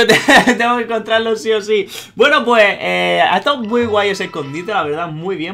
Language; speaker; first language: Spanish; native; Spanish